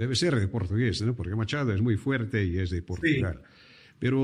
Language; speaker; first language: Spanish; non-native, fluent; Portuguese